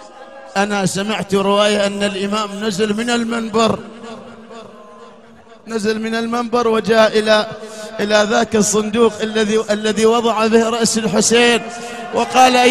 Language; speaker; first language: Arabic; native; Arabic